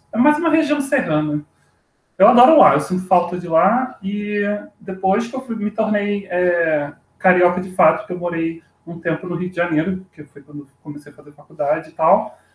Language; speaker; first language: Portuguese; native; Portuguese